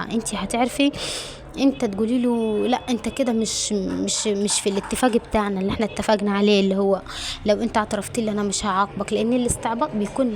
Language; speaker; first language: Arabic; native; Arabic